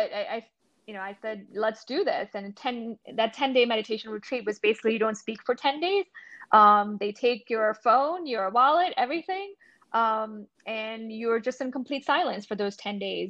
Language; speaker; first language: English; non-native, local second language; Gujarati